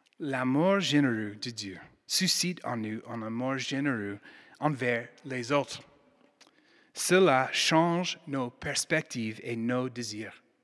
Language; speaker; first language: French; non-native, fluent; English